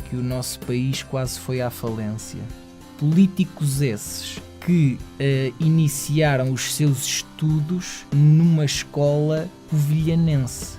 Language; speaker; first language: Portuguese; native; Portuguese